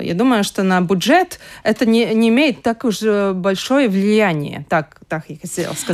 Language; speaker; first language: Russian; non-native, local second language; Latvian